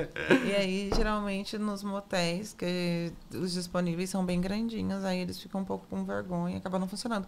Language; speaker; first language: Portuguese; native; Portuguese